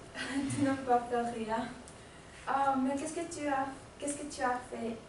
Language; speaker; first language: French; non-native, learner; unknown